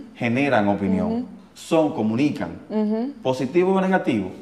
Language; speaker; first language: Spanish; native; Spanish